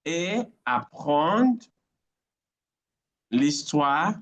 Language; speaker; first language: French; non-native, fluent; English